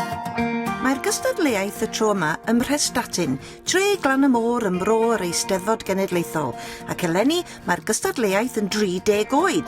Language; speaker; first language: Welsh; native; Welsh